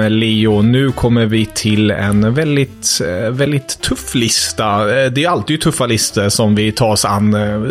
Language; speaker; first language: Swedish; non-native, fluent; German